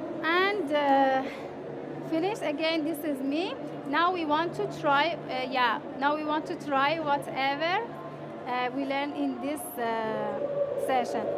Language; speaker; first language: English; non-native, fluent; Persian